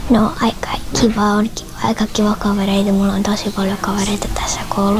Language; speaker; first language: Finnish; early bilingual, other home language; Russian